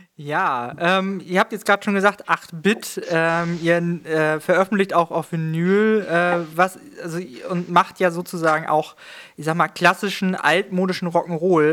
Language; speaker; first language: German; native; German